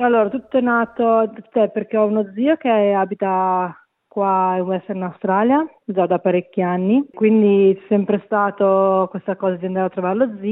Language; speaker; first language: Italian; native; Italian